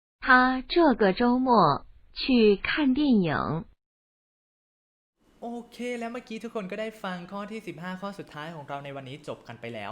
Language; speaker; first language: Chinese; non-native, fluent; Thai